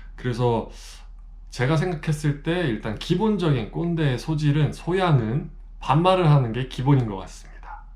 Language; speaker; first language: Korean; native; Korean